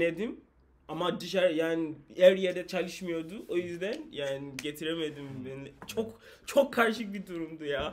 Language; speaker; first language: Turkish; non-native, fluent; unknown